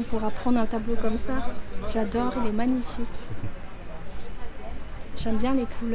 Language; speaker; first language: French; native; French